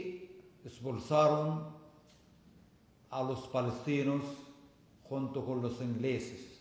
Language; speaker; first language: Spanish; non-native, fluent; Arabic